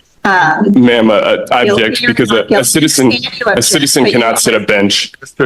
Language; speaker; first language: English; native; English